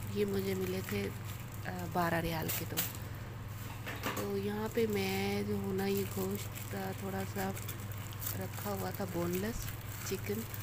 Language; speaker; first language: Urdu; non-native, local second language; Punjabi